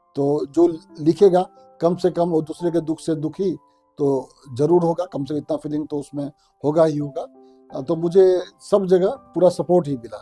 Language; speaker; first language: Hindi; non-native, local second language; Maithili